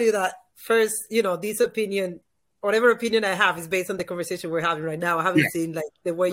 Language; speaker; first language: English; non-native, fluent; Spanish